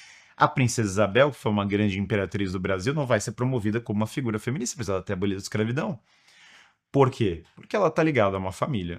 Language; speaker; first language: Portuguese; native; Portuguese